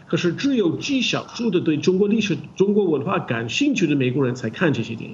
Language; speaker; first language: Chinese; non-native, fluent; English